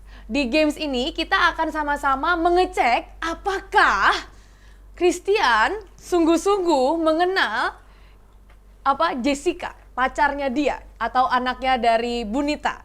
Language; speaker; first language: Indonesian; native; Indonesian